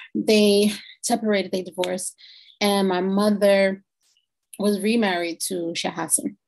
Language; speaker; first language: English; native; English